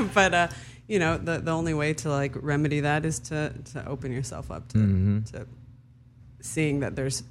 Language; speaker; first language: English; early bilingual, other home language; Hebrew